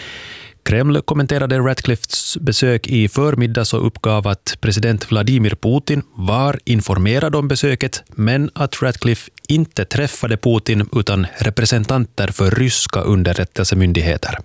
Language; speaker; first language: Swedish; native; Swedish